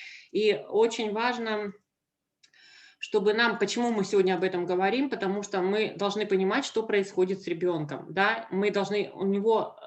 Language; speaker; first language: Russian; native; Russian